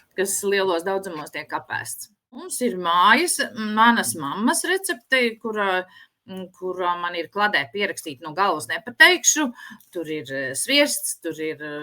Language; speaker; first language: Latvian; native; Latvian